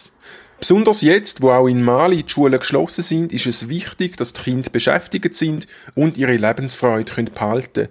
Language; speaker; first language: German; native; German